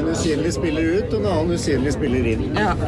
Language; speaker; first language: Norwegian; native; Norwegian